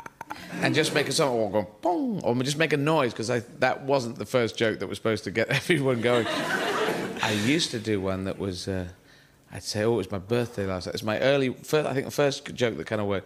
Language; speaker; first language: English; native; English